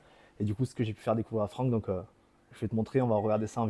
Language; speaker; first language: French; native; French